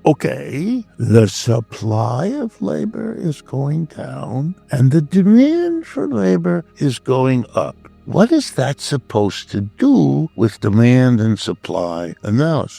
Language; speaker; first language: English; native; English